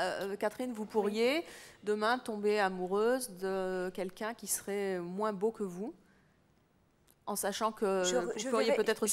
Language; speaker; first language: French; native; French